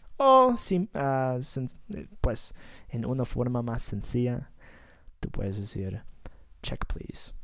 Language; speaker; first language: Spanish; non-native, fluent; English